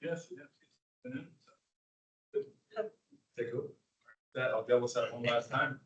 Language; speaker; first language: English; native; English